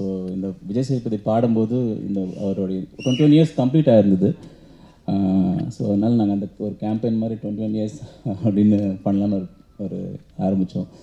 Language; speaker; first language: Tamil; native; Tamil